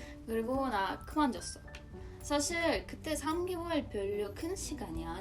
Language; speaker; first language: Korean; non-native, learner; Russian